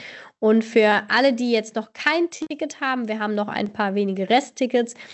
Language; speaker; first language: German; native; German